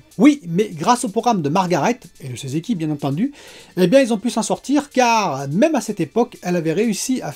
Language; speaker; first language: French; native; French